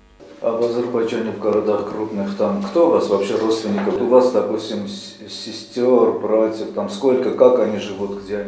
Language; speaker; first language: Russian; native; Russian